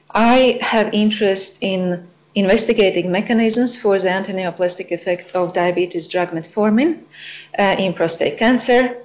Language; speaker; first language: English; non-native, fluent; Latvian